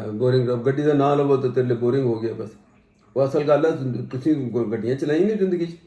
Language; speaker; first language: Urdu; non-native, local second language; Punjabi